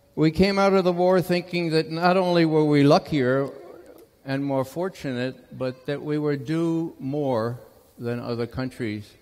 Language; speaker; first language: English; native; English